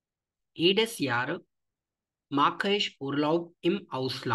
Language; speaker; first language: German; non-native, learner; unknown